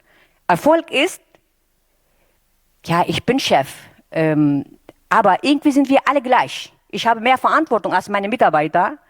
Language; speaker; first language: German; non-native, fluent; Turkish